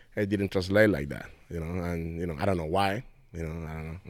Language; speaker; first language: English; non-native, fluent; Spanish